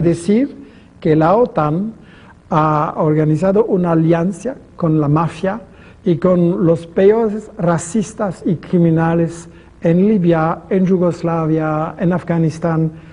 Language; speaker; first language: Spanish; non-native, fluent; French